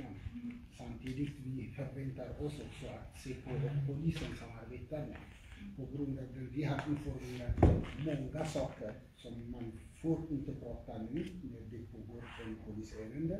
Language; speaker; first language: Swedish; non-native, learner; Tigrinya